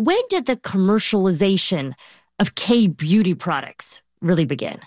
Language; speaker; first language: English; native; English